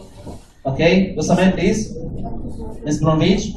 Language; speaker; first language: English; non-native, learner; Arabic